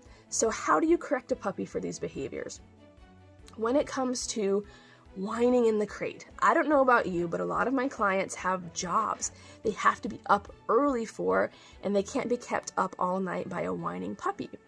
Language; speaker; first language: English; native; English